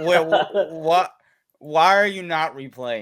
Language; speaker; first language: English; native; English